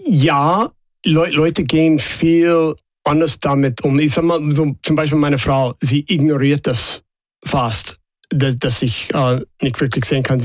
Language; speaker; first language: German; non-native, fluent; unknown